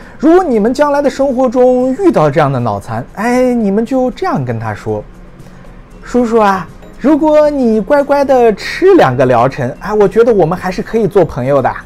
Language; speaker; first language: Chinese; native; Chinese